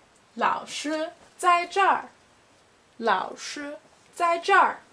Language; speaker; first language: Chinese; non-native, learner; English